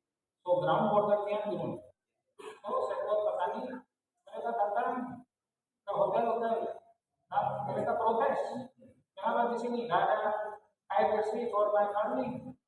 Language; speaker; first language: Indonesian; non-native, fluent; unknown